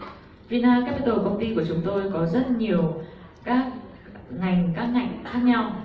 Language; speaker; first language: Vietnamese; native; Vietnamese